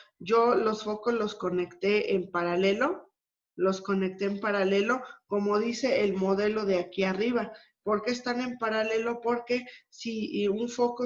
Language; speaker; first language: Spanish; native; Spanish